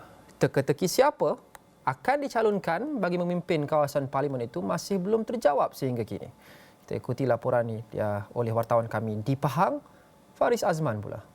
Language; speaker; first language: Malay; native; Malay